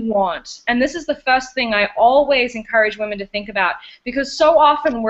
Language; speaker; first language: English; native; English